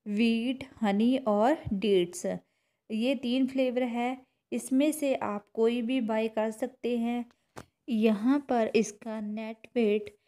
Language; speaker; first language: Hindi; non-native, local second language; Punjabi